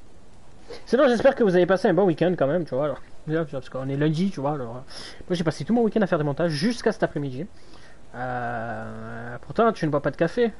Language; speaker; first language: French; native; French